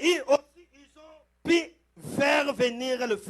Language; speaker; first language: French; non-native, local second language; Lingala